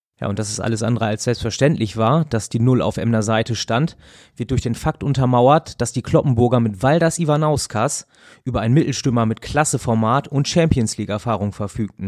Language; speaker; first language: German; native; German